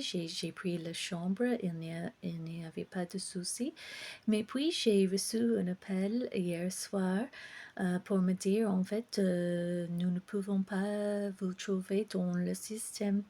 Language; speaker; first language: French; non-native, fluent; English